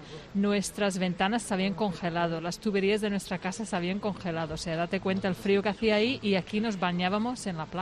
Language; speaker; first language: Spanish; non-native, fluent; English